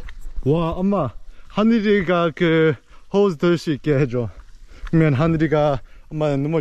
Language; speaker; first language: Korean; early bilingual, heritage; Korean